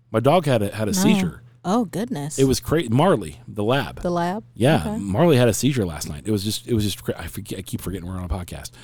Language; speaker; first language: English; native; English